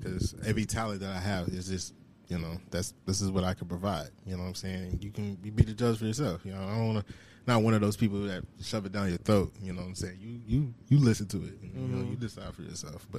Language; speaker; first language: English; native; English